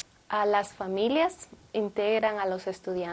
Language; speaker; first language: Spanish; non-native, learner; English